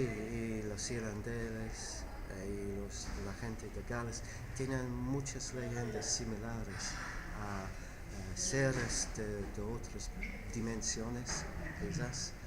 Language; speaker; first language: Spanish; non-native, fluent; English